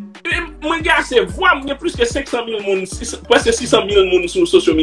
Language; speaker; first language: French; non-native, local second language; Haitian Creole